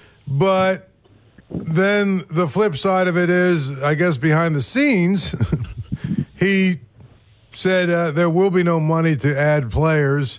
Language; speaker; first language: English; native; English